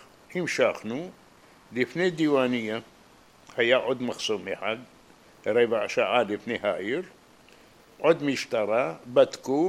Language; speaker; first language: Hebrew; non-native, fluent; Arabic